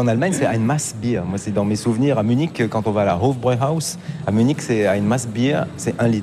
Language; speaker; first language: French; native; French